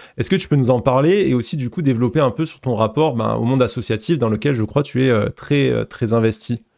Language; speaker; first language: French; native; French